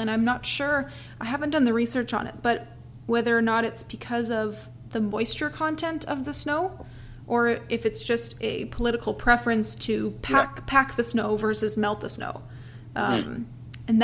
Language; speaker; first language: English; native; English